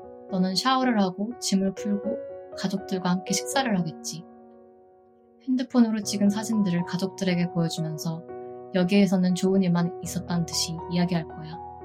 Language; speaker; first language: Korean; early bilingual, heritage; Korean